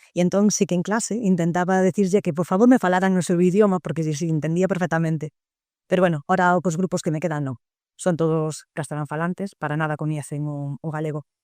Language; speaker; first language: Galician; native; Galician